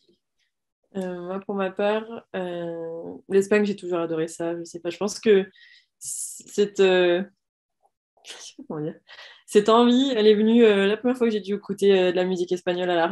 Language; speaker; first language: French; native; French